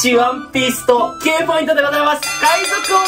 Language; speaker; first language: Japanese; native; Japanese